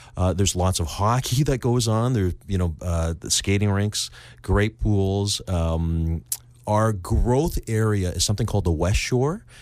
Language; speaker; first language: English; native; English